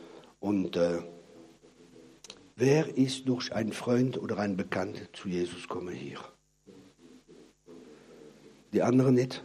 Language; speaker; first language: German; non-native, fluent; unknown